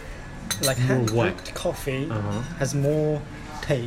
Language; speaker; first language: English; non-native, learner; Japanese